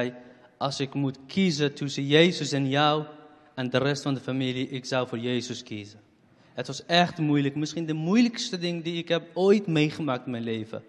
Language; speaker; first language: Dutch; non-native, fluent; Kurdish